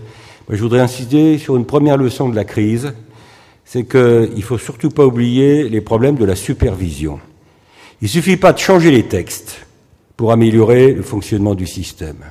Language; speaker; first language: French; native; French